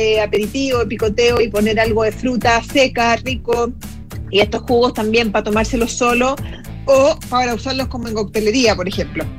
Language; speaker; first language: Spanish; native; Spanish